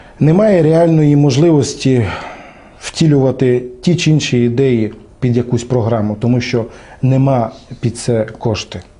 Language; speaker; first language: Ukrainian; non-native, local second language; Romany